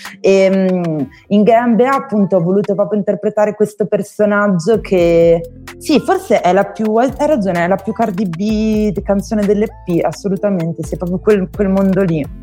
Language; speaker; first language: Italian; native; Italian